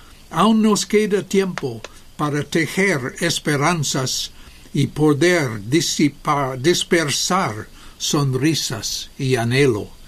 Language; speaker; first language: Spanish; non-native, fluent; English